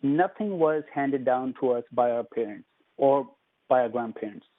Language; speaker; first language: English; non-native, local second language; Punjabi